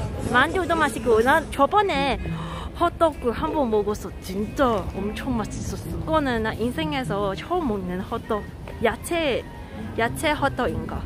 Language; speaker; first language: Korean; non-native, learner; Cantonese